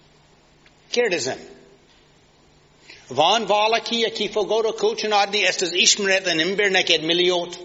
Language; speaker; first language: Hungarian; non-native, fluent; English